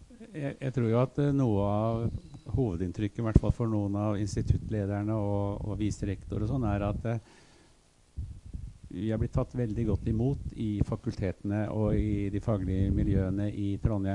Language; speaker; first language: Norwegian; native; Norwegian